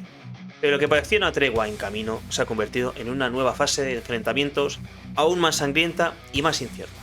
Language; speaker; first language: Spanish; native; Spanish